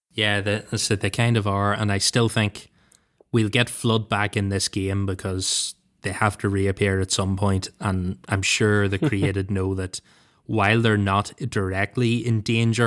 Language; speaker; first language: English; native; English